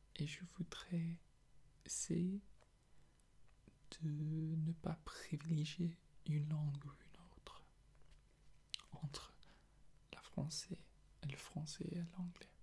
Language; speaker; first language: French; non-native, fluent; English